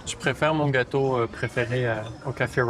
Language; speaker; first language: French; native; French